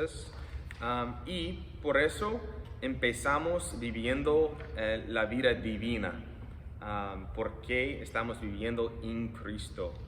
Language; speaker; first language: Spanish; non-native, fluent; English